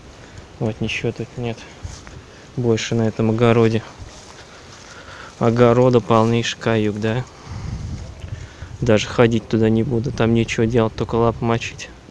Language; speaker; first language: Russian; native; Russian